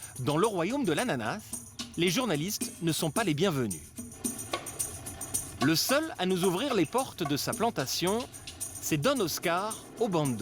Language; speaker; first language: French; native; French